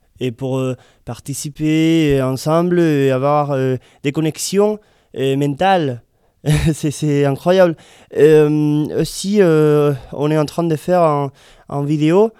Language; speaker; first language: French; non-native, learner; Spanish